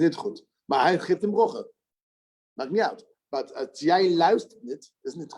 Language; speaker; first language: Dutch; non-native, learner; English